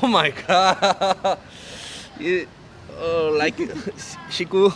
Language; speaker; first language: English; non-native, learner; Korean